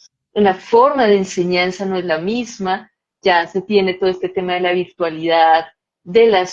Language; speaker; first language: Spanish; native; Spanish